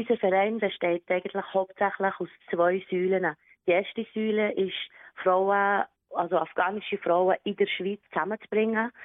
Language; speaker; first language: German; early bilingual, other home language; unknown